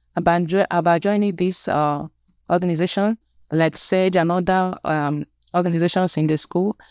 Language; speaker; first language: English; non-native, local second language; Igbo